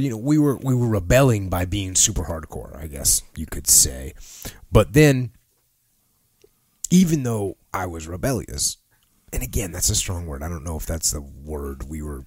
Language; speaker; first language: English; native; English